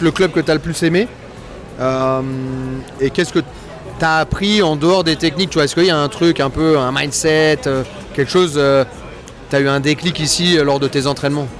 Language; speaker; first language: French; native; French